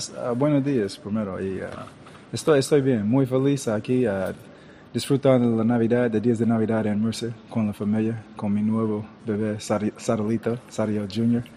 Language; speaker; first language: Spanish; early bilingual, heritage; English